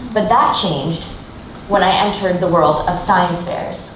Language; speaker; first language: English; native; English